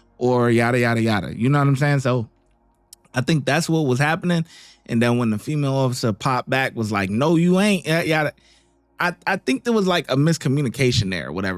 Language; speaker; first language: English; native; English